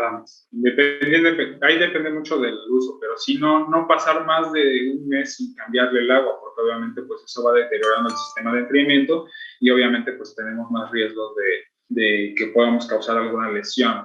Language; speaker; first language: Spanish; native; Spanish